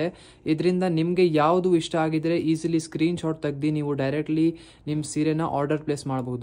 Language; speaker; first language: Kannada; native; Kannada